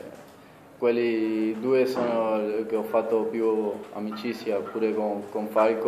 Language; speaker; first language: Italian; non-native, fluent; Spanish